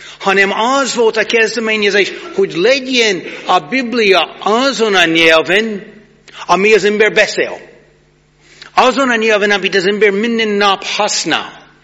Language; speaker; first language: Hungarian; non-native, fluent; English